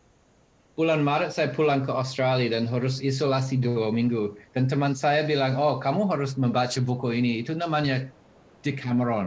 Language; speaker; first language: Indonesian; non-native, fluent; English